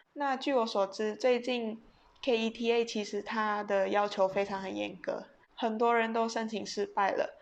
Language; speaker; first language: Chinese; native; Chinese